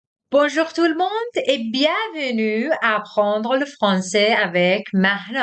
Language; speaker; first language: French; non-native, fluent; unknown